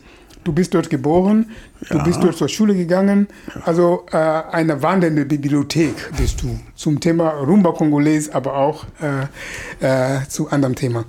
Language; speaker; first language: German; non-native, fluent; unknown